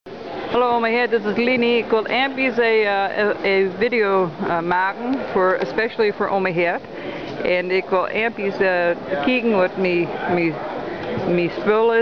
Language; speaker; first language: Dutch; early bilingual, heritage; Dutch